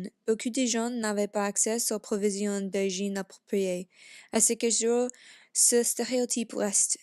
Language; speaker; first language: French; non-native, learner; English